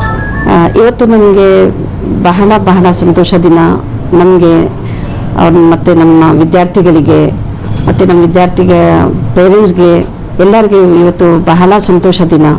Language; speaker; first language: Kannada; non-native, local second language; Urdu